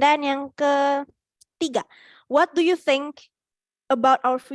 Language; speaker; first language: English; non-native, fluent; Indonesian